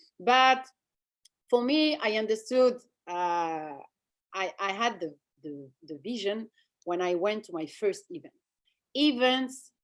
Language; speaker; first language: English; non-native, fluent; French